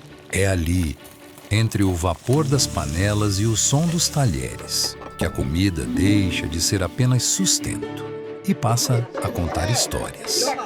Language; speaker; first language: Portuguese; native; Portuguese